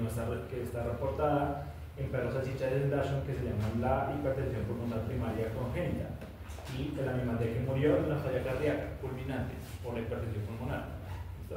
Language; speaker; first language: Spanish; native; Spanish